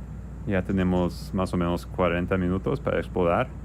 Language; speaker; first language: Spanish; non-native, learner; English